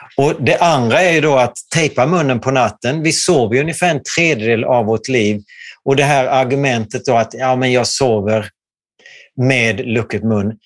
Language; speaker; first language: Swedish; native; Swedish